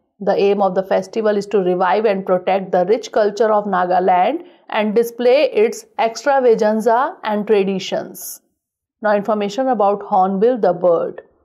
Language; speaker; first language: English; non-native, local second language; Hindi